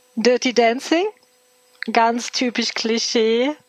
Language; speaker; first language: German; early bilingual, other home language; Turkish